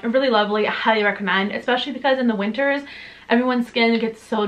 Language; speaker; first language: English; native; English